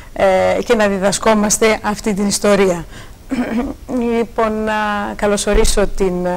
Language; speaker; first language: Greek; native; Greek